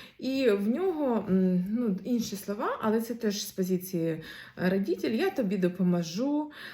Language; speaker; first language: Ukrainian; non-native, local second language; Russian